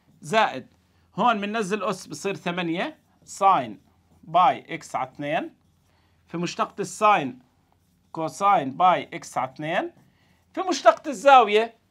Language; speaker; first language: Arabic; native; Arabic